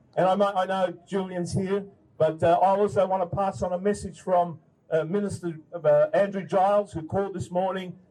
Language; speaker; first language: English; early bilingual, other home language; Ukrainian